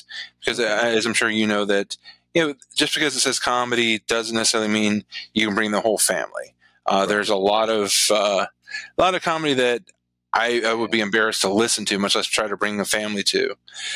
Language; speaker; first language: English; native; English